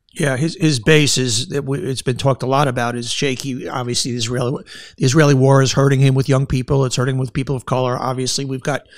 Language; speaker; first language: English; native; English